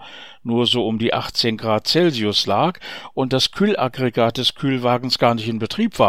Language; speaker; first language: German; native; German